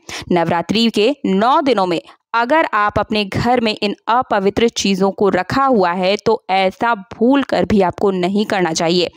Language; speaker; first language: Hindi; native; Hindi